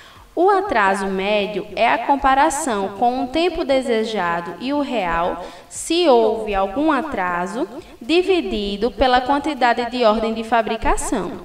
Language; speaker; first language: Portuguese; native; Portuguese